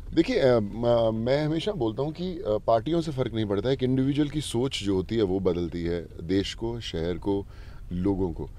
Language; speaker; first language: Hindi; native; Hindi